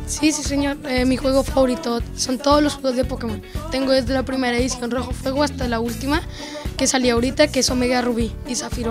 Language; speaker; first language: Spanish; native; Spanish